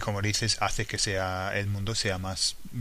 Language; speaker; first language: Spanish; non-native, fluent; English